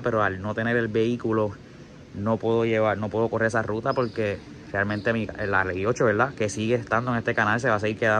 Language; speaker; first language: Spanish; native; Spanish